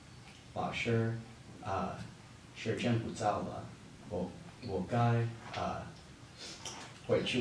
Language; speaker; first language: Chinese; non-native, learner; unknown